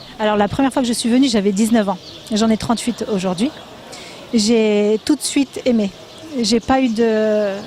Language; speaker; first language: French; native; French